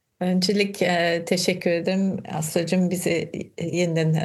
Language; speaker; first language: Turkish; non-native, fluent; German